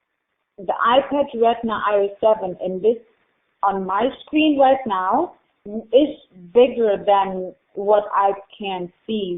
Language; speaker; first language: English; non-native, fluent; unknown